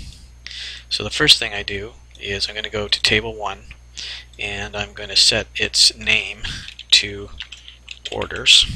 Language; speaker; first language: English; native; English